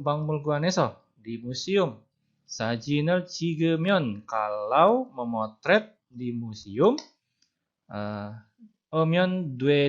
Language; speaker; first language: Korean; non-native, fluent; Indonesian